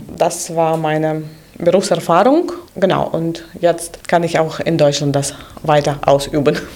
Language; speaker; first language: German; non-native, fluent; Russian